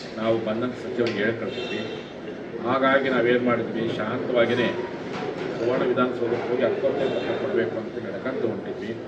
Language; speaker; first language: Kannada; native; Kannada